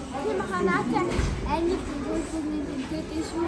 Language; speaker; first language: Mongolian; early bilingual, heritage; Mongolian